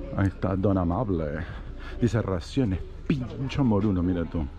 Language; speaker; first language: Spanish; native; Spanish